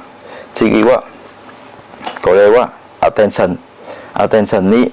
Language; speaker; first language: Japanese; non-native, learner; Thai